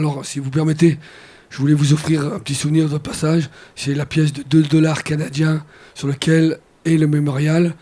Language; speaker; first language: French; native; French